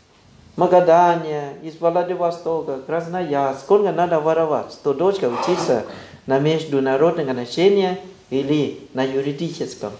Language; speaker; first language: Russian; non-native, fluent; Thai